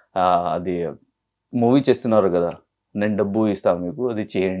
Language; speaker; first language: Telugu; non-native, local second language; Hindi